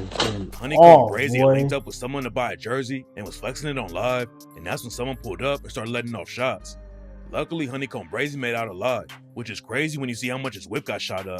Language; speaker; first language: English; native; English